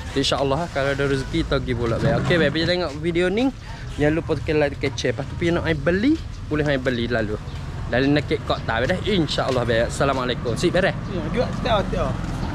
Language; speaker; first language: Malay; native; Malay